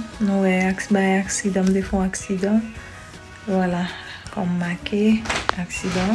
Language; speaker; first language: French; non-native, learner; Haitian Creole